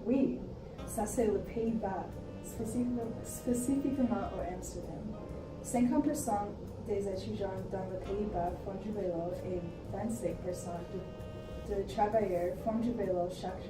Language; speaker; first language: French; non-native, learner; English